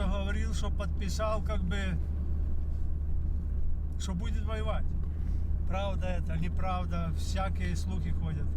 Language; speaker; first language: Russian; non-native, local second language; Ukrainian